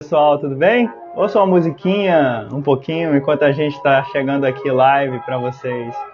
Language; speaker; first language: Portuguese; native; Portuguese